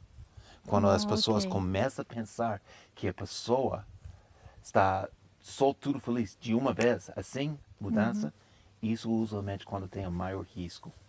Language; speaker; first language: Portuguese; non-native, fluent; English